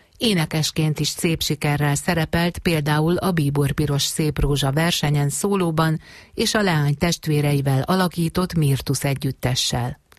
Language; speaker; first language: Hungarian; native; Hungarian